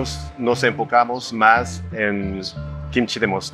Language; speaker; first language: Spanish; non-native, fluent; Korean